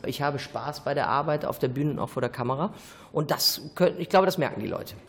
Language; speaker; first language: German; native; German